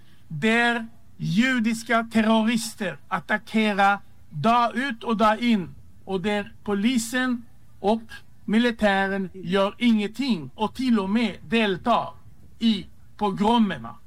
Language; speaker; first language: Swedish; non-native, fluent; Hebrew